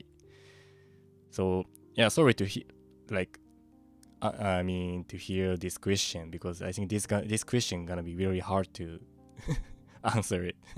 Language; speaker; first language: English; non-native, fluent; Japanese